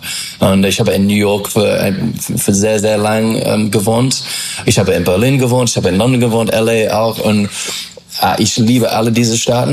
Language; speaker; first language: German; non-native, learner; English